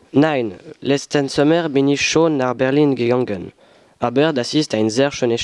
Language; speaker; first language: German; non-native, learner; French